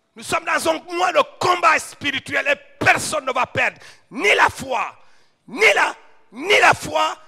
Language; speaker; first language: French; non-native, local second language; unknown